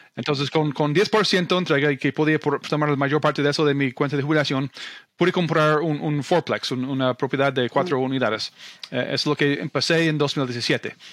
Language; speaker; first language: Spanish; non-native, fluent; English